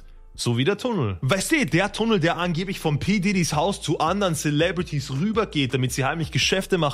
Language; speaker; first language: German; native; German